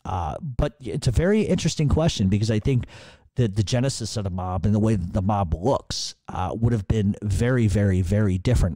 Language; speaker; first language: English; native; English